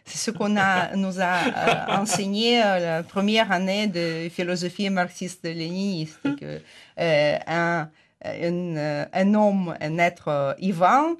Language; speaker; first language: French; non-native, fluent; Ukrainian